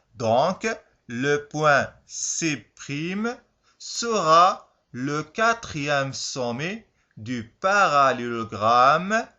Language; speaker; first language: French; non-native, local second language; Arabic